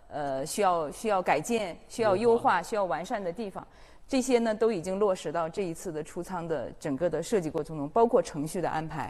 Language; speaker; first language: Chinese; native; Chinese